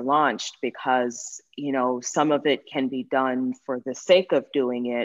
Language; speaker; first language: English; native; English